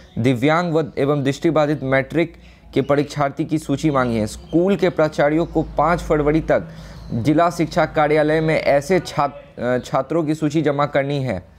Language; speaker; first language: Hindi; native; Hindi